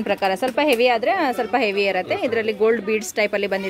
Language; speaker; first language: Kannada; native; Kannada